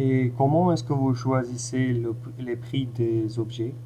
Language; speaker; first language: French; non-native, fluent; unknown